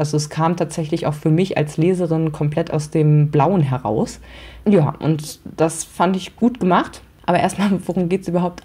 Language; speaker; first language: German; native; German